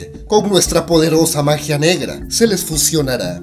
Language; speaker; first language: Spanish; native; Spanish